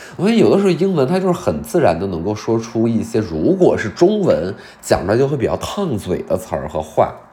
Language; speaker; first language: Chinese; native; Chinese